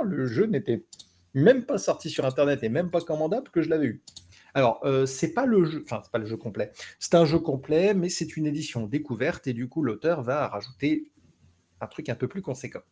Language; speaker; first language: French; native; French